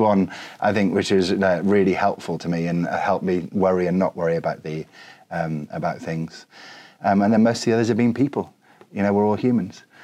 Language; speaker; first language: English; native; English